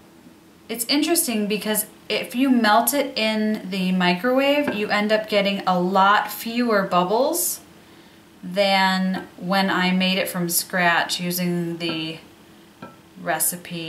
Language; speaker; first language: English; native; English